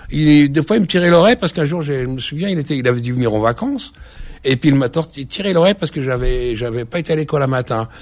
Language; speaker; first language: French; early bilingual, other home language; Arabic